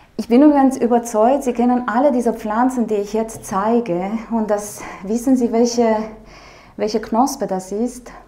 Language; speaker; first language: German; non-native, fluent; Romanian